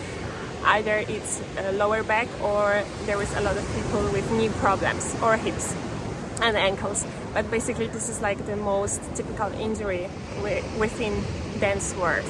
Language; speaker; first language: English; non-native, fluent; Polish